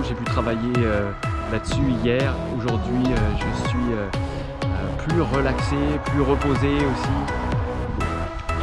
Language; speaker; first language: French; native; French